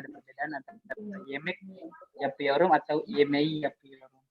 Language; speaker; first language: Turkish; non-native, learner; Indonesian